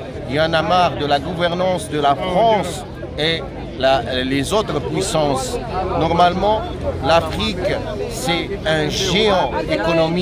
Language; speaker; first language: French; non-native, local second language; Arabic